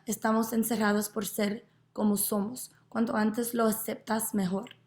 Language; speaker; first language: Spanish; non-native, learner; English